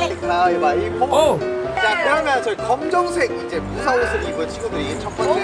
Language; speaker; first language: Korean; native; Korean